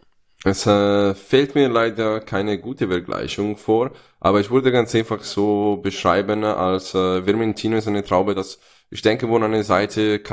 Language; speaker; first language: German; non-native, fluent; Italian